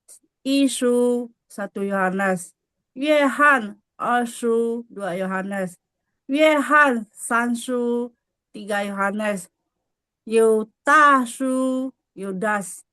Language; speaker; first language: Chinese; non-native, learner; Indonesian